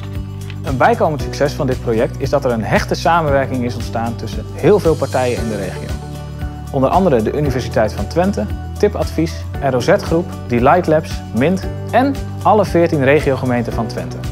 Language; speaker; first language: Dutch; native; Dutch